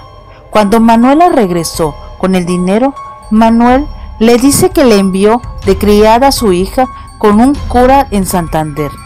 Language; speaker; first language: Spanish; native; Spanish